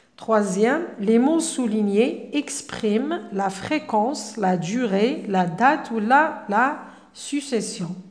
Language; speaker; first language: French; non-native, local second language; Arabic